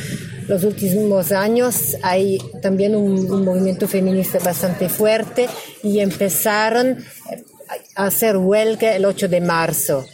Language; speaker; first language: Spanish; non-native, learner; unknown